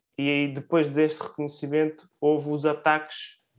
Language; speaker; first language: Portuguese; early bilingual, other home language; Ukrainian